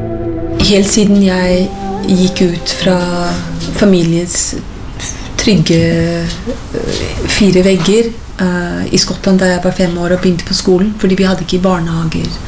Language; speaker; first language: Norwegian; non-native, fluent; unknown